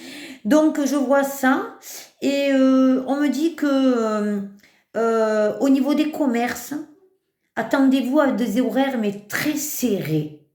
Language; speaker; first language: French; native; French